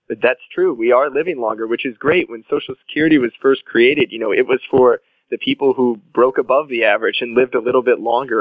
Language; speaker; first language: English; native; English